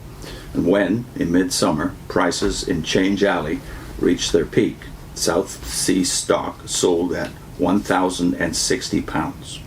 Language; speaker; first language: English; native; English